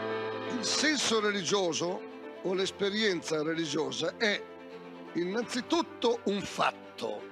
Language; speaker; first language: Italian; native; Italian